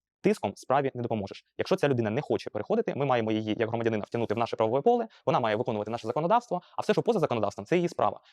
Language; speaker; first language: Ukrainian; non-native, local second language; Russian